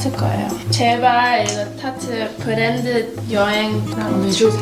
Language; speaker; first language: Korean; early bilingual, heritage; English